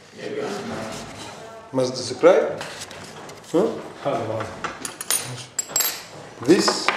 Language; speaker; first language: English; non-native, learner; Arabic